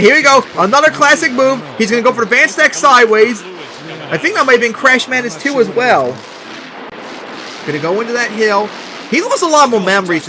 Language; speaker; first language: English; native; English